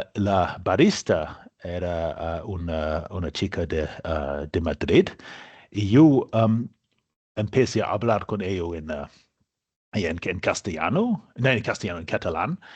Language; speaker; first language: Spanish; non-native, learner; English